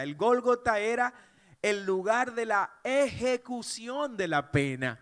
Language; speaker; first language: Spanish; native; Spanish